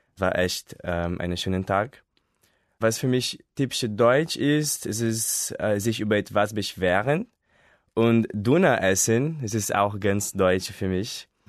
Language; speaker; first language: German; non-native, learner; Portuguese